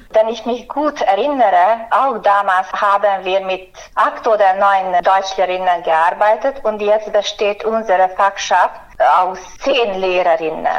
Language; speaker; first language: German; non-native, fluent; Hungarian